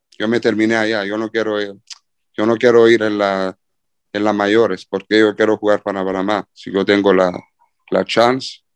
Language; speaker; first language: Spanish; early bilingual, heritage; Spanish